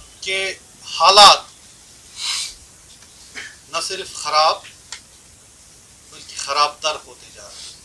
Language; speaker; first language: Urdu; non-native, local second language; Kashmiri